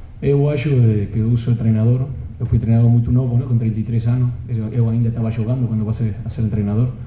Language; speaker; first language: Portuguese; non-native, fluent; Spanish